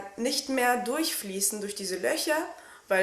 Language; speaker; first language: German; native; German